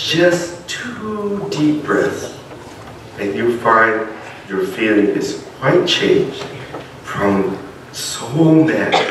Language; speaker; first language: English; native; English